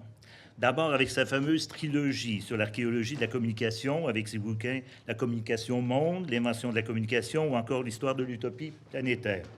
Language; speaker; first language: French; native; French